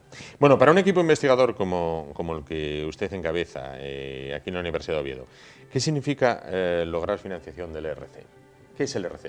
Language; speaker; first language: Spanish; native; Spanish